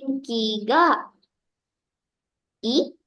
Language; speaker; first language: Japanese; non-native, learner; Indonesian